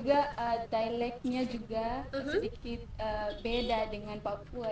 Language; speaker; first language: Indonesian; non-native, learner; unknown